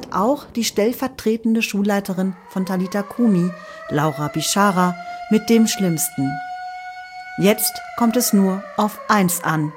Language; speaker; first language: German; native; German